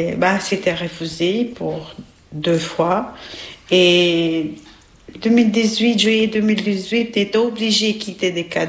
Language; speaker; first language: French; non-native, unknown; Albanian